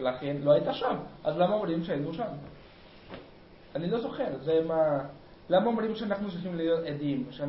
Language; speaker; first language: Hebrew; non-native, learner; Spanish